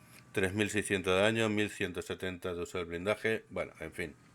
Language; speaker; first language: Spanish; native; Spanish